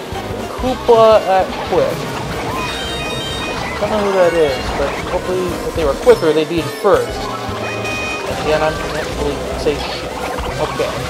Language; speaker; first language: English; native; English